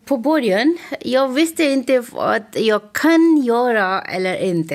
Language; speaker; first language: Swedish; non-native, learner; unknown